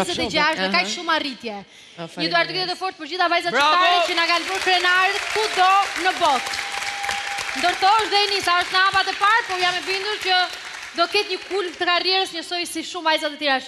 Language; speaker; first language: Albanian; native; Albanian